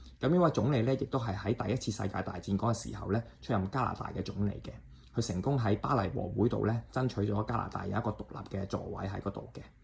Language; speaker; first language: Cantonese; native; Cantonese